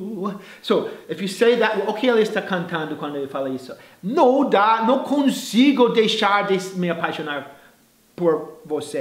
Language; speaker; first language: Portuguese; non-native, fluent; English